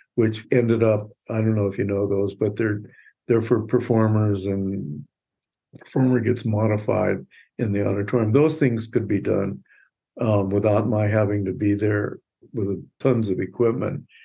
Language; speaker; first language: English; native; English